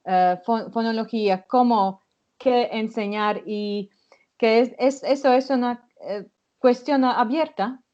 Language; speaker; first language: Spanish; non-native, fluent; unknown